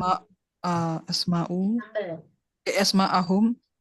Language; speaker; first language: Arabic; non-native, learner; Indonesian